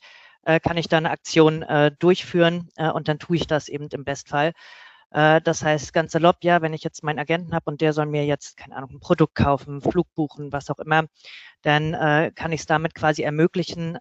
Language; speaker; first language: German; native; German